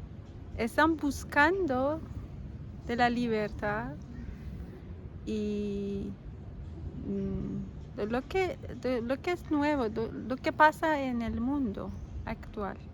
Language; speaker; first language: Spanish; non-native, learner; Persian